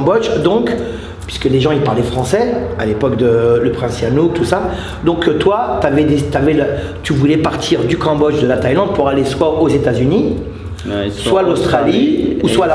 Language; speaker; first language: French; native; French